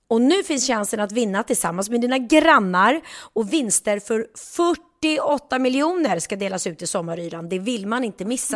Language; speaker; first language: Swedish; native; Swedish